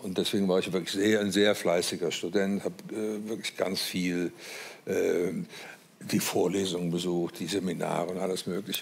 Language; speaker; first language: German; native; German